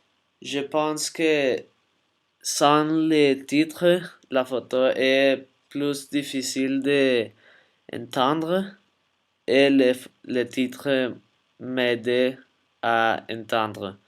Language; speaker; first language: French; non-native, learner; Spanish